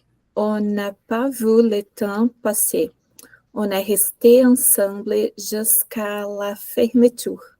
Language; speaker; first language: French; non-native, learner; Portuguese